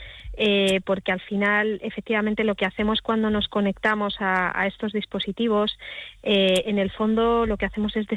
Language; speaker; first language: Spanish; native; Spanish